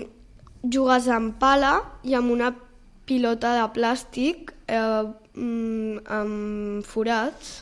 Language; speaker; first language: Catalan; non-native, local second language; Spanish